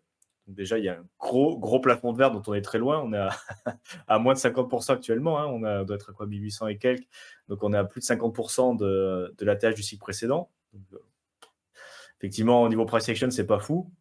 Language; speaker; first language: French; native; French